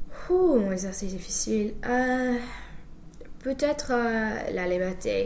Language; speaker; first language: French; non-native, fluent; English